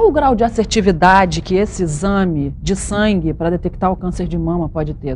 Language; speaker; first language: Portuguese; native; Portuguese